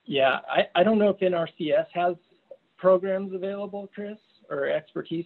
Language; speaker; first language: English; native; English